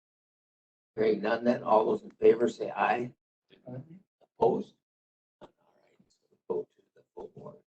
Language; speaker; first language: English; native; English